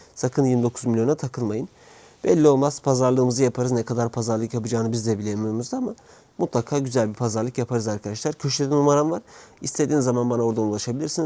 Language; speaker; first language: Turkish; native; Turkish